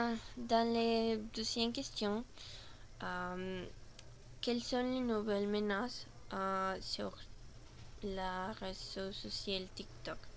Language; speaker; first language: French; non-native, learner; Spanish